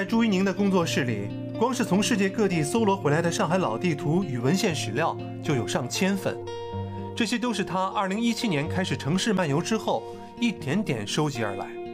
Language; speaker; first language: Chinese; native; Chinese